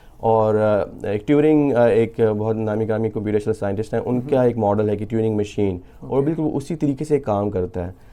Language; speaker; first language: Urdu; native; Urdu